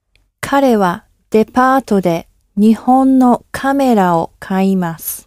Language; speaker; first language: Japanese; non-native, learner; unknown